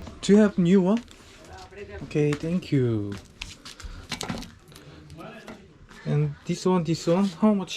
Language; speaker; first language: English; non-native, learner; Korean